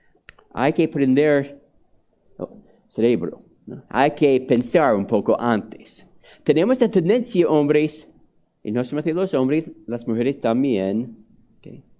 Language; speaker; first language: Spanish; non-native, fluent; English